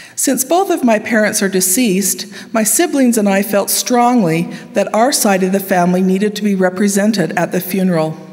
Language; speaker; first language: English; native; English